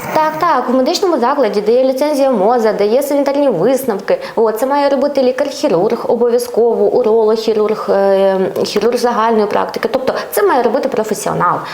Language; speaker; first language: Ukrainian; native; Ukrainian